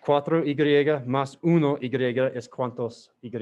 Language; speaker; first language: Spanish; non-native, learner; English